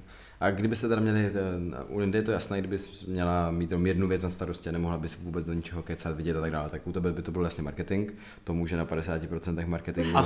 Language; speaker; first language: Czech; native; Czech